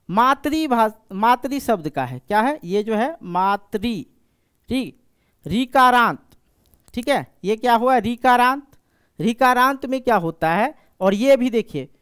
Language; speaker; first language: Hindi; native; Hindi